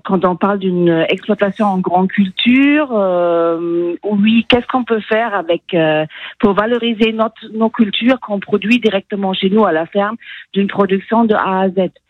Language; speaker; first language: French; non-native, fluent; German